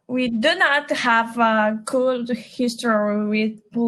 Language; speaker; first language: English; non-native, learner; Portuguese